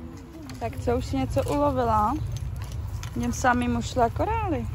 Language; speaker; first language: Czech; native; Czech